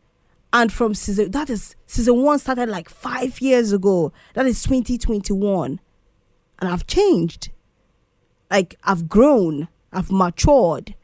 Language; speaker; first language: English; non-native, local second language; Igbo